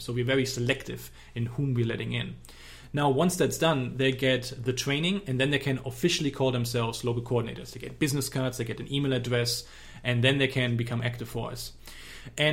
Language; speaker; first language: English; non-native, fluent; German